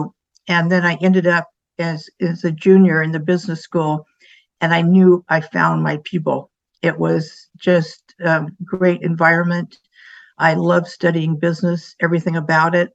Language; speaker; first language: English; native; English